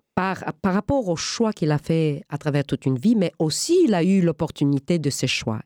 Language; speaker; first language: French; non-native, fluent; Romanian